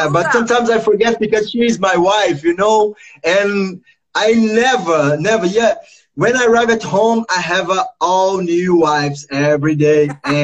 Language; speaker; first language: English; non-native, learner; Portuguese